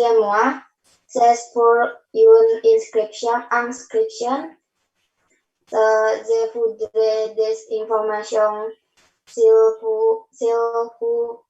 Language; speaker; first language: French; non-native, learner; Indonesian